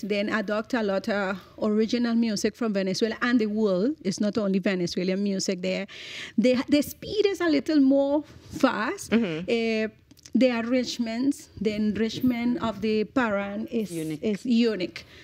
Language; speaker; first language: English; non-native, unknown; Spanish